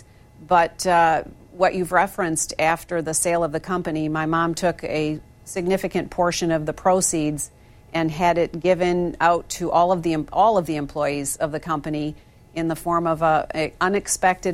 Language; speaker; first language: English; native; English